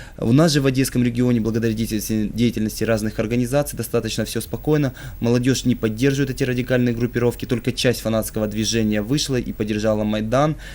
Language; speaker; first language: Russian; native; Russian